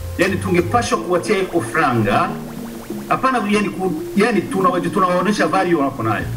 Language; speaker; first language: Swahili; non-native, local second language; Rundi